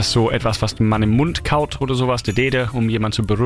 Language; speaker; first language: German; non-native, fluent; English